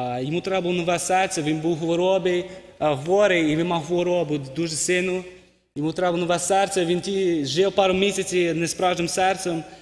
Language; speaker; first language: Ukrainian; early bilingual, heritage; Ukrainian